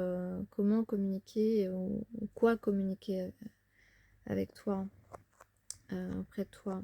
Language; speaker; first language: French; native; French